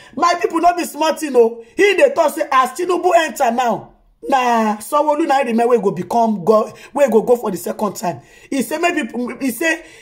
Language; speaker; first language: Nigerian Pidgin; native; Nigerian Pidgin